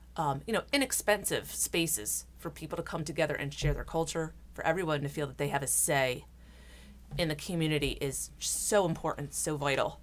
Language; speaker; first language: English; native; English